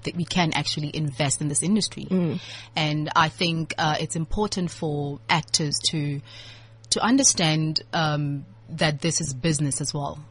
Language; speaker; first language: English; non-native, local second language; Southern Sotho